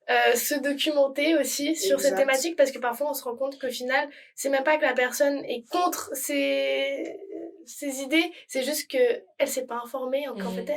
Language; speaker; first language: French; native; French